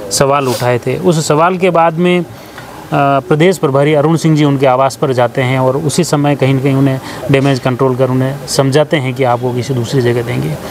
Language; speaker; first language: Hindi; native; Hindi